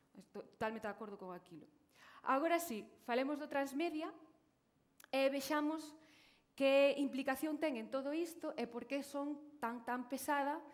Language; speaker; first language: Galician; native; Galician